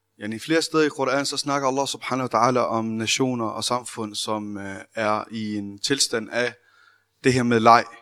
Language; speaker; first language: Danish; early bilingual, other home language; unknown